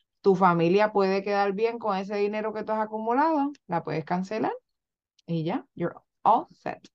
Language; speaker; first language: Spanish; native; Spanish